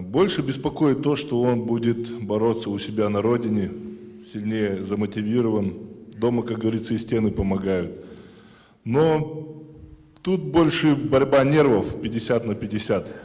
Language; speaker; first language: Russian; native; Russian